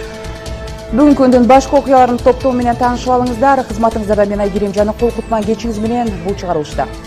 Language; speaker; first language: Kyrgyz; native; Kyrgyz